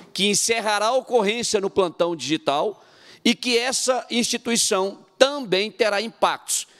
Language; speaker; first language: Portuguese; native; Portuguese